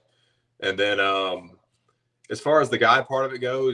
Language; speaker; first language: English; native; English